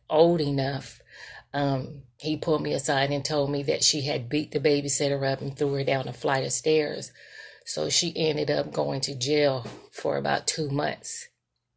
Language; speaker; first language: English; native; English